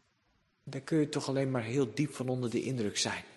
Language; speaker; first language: Dutch; native; Dutch